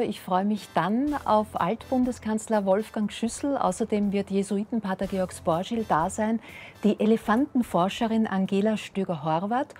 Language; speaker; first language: German; native; German